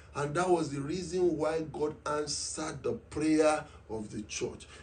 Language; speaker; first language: English; non-native, local second language; Yoruba